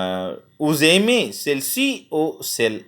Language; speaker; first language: French; non-native, fluent; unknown